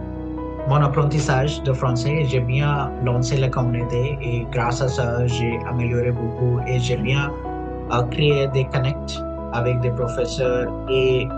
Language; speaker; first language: French; non-native, fluent; Punjabi